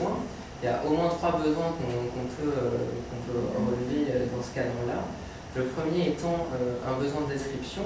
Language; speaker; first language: French; native; French